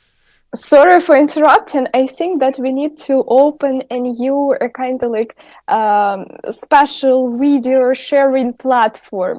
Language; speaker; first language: English; non-native, fluent; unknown